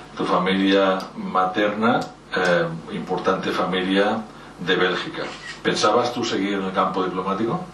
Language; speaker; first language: Spanish; non-native, local second language; Catalan